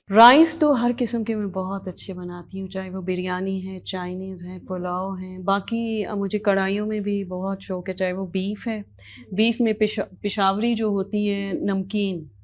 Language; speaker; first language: Urdu; native; Urdu